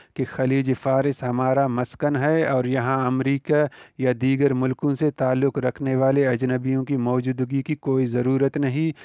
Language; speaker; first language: Urdu; non-native, local second language; Baluchi